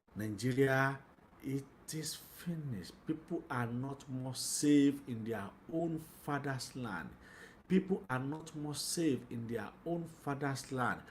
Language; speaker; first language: English; non-native, local second language; Yoruba